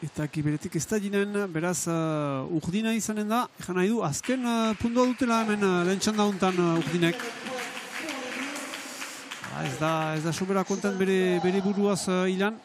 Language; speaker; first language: Basque; native; Basque